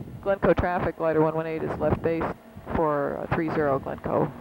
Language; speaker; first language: English; native; English